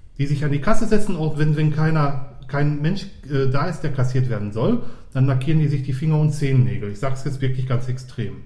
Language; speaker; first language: German; native; German